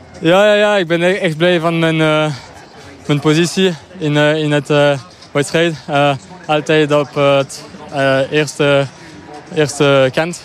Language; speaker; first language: Dutch; non-native, local second language; French